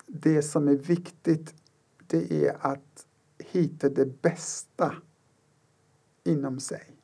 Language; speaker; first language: Swedish; non-native, fluent; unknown